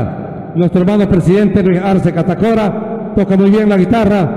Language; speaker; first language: Spanish; native; Spanish